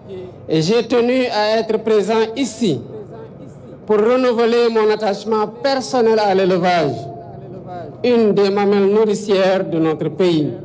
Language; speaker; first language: French; non-native, local second language; Wolof